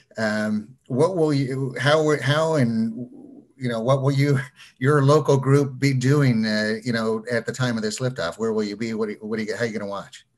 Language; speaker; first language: English; native; English